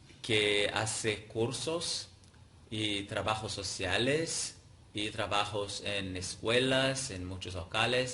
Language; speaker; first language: Spanish; non-native, fluent; Portuguese